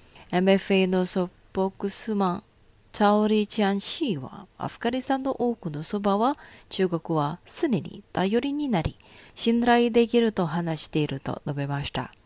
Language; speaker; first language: Japanese; non-native, fluent; Indonesian